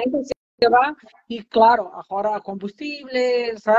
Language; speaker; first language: Spanish; non-native, learner; Portuguese